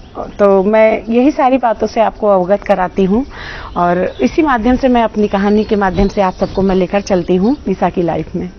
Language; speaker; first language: Hindi; native; Hindi